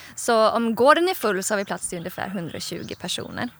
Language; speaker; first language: Swedish; non-native, fluent; Norwegian